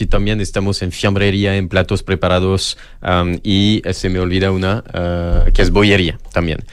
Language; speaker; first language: Spanish; non-native, fluent; French